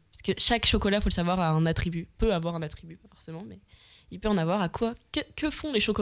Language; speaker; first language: French; native; French